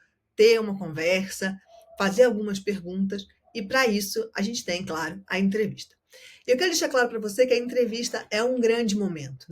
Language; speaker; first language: Portuguese; native; Portuguese